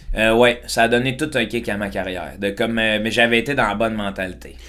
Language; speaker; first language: French; native; French